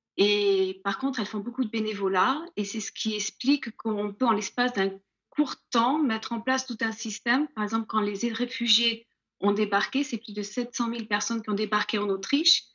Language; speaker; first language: French; native; French